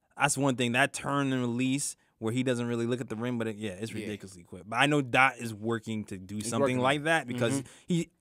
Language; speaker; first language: English; native; English